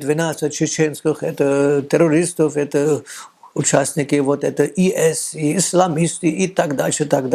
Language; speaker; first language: Russian; non-native, fluent; German